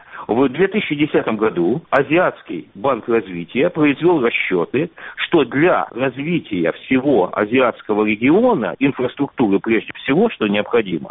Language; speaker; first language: Russian; native; Russian